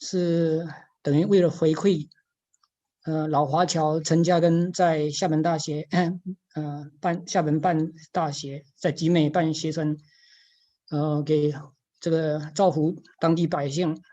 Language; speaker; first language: Chinese; native; Chinese